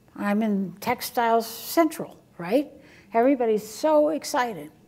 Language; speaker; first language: English; native; English